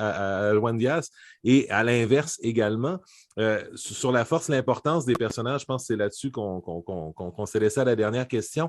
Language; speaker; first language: French; native; French